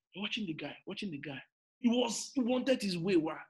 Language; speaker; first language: English; non-native, local second language; Igbo